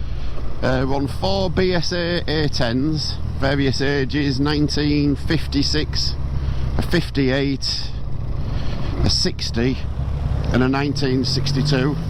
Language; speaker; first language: English; native; English